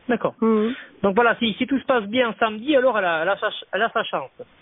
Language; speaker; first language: French; native; French